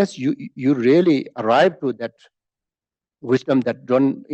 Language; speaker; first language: English; non-native, fluent; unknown